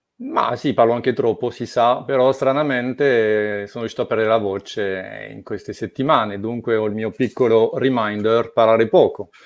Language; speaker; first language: Italian; non-native, fluent; French